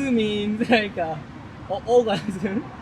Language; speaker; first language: English; non-native, learner; Japanese